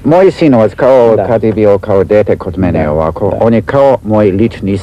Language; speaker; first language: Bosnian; early bilingual, heritage; Serbian